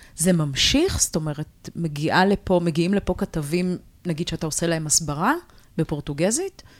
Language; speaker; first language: Hebrew; native; Hebrew